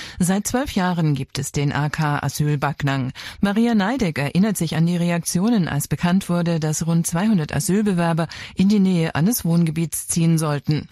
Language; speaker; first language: German; native; German